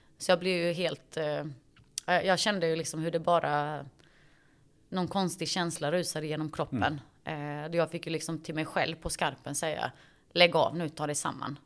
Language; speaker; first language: Swedish; early bilingual, other home language; Bosnian